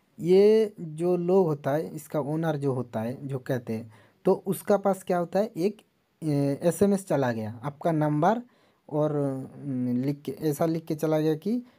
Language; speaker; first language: Hindi; non-native, local second language; Bangla